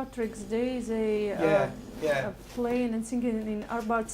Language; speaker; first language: English; non-native, learner; Russian